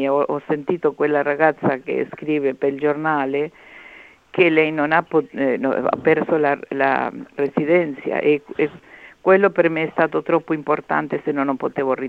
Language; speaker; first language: Italian; early bilingual, heritage; Spanish